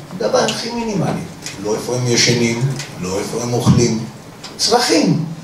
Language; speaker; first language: Hebrew; native; Hebrew